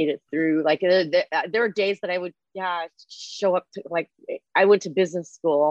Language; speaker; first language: English; non-native, fluent; Chinese